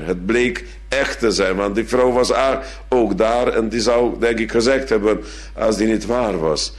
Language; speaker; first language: Dutch; non-native, fluent; Hungarian